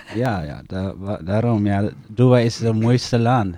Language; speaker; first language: Dutch; non-native, learner; Tigrinya